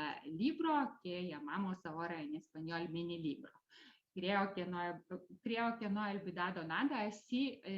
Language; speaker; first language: Spanish; non-native, fluent; Lithuanian